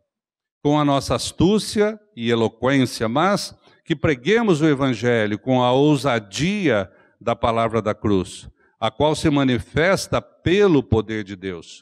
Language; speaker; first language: Portuguese; native; Portuguese